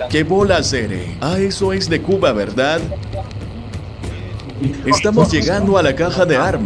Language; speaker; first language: Spanish; native; Spanish